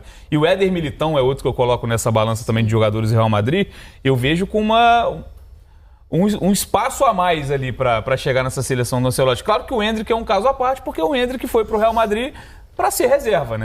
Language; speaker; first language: Portuguese; native; Portuguese